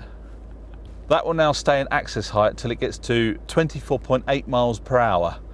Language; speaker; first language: English; native; English